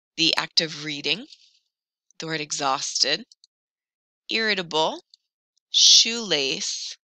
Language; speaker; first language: English; native; English